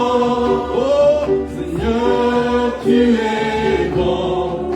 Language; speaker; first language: French; non-native, local second language; Lingala